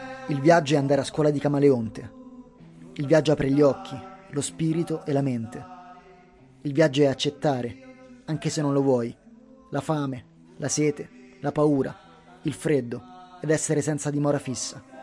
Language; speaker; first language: Italian; native; Italian